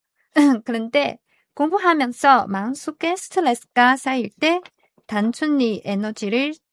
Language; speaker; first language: Korean; non-native, fluent; Chinese